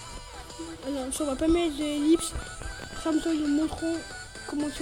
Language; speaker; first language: French; native; French